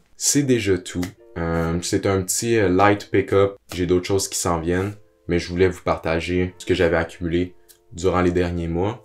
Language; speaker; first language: French; native; French